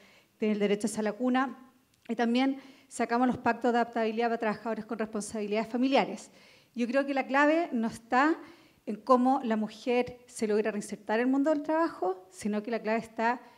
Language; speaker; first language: Spanish; native; Spanish